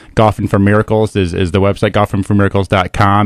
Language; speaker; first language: English; native; English